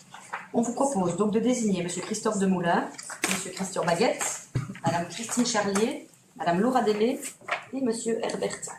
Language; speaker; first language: French; native; French